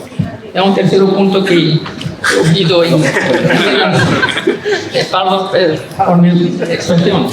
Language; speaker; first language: Spanish; non-native, learner; Arabic